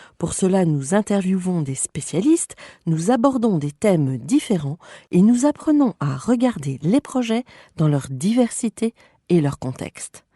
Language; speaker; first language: French; native; French